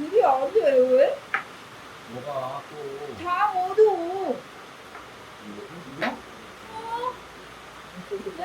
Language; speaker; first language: Korean; non-native, learner; Vietnamese